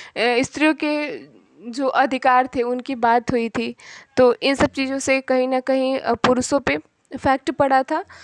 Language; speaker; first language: Hindi; native; Hindi